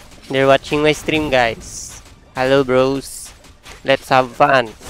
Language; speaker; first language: English; non-native, local second language; Filipino